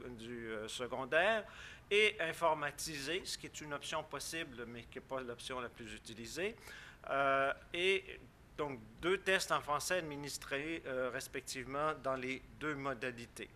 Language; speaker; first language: French; native; French